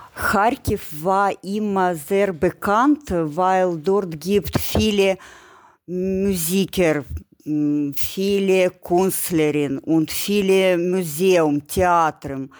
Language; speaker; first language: German; non-native, learner; Ukrainian